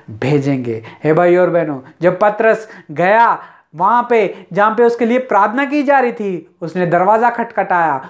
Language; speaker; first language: Hindi; non-native, local second language; Telugu